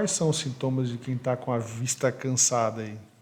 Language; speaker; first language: Portuguese; native; Portuguese